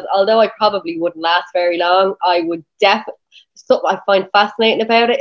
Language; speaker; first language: English; native; English